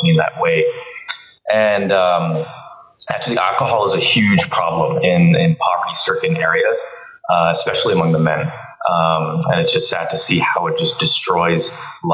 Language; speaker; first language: English; early bilingual, other home language; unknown